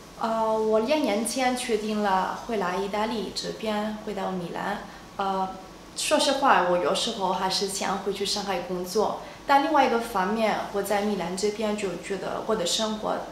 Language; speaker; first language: Chinese; non-native, fluent; Italian